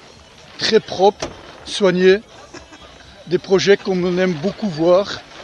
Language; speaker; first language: French; native; French